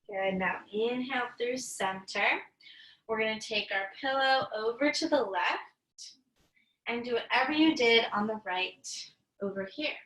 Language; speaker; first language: English; native; English